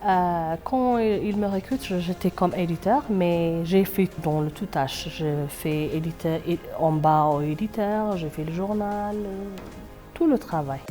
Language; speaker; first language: French; non-native, fluent; Amharic